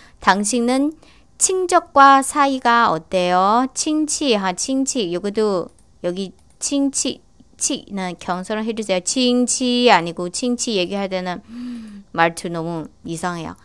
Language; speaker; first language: Korean; non-native, learner; Chinese